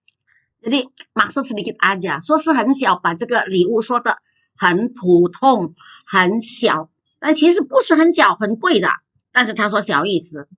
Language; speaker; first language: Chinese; non-native, fluent; Indonesian